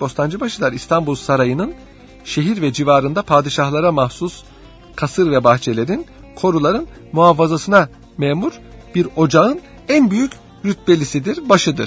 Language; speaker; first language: Turkish; native; Turkish